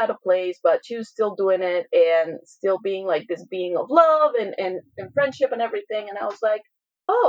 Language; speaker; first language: English; non-native, fluent; Spanish